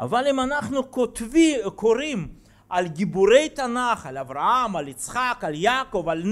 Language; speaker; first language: Hebrew; non-native, fluent; Russian